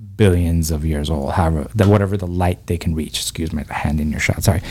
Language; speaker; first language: English; early bilingual, other home language; Persian